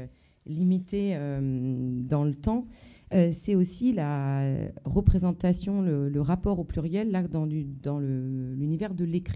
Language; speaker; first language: French; native; French